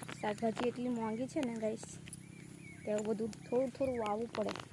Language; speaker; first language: Gujarati; non-native, local second language; Bhili